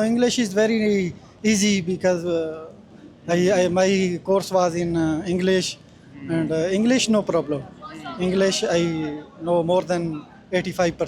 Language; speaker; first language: English; non-native, learner; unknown